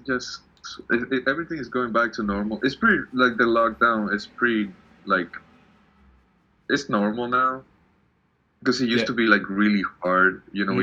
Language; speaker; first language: English; non-native, fluent; Spanish